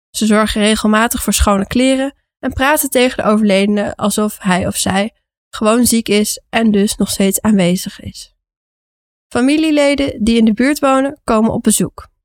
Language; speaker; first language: Dutch; native; Dutch